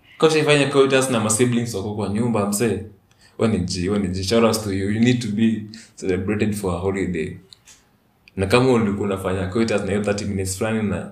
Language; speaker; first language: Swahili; native; Swahili